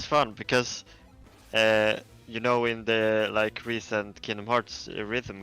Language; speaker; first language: English; non-native, fluent; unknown